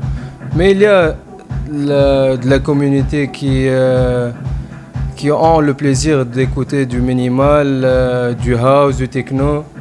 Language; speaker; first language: French; non-native, fluent; Arabic